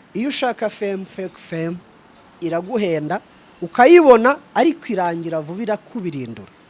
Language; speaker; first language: Kinyarwanda; native; Kinyarwanda